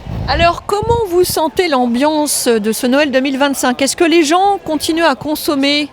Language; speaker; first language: French; native; French